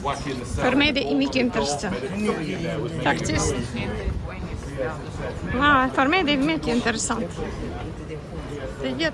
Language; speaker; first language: Swedish; non-native, learner; Russian